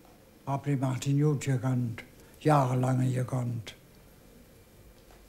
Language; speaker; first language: Dutch; non-native, local second language; German